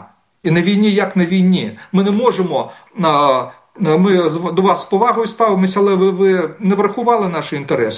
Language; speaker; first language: Ukrainian; native; Ukrainian